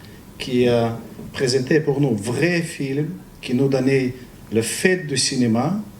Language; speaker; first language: French; non-native, learner; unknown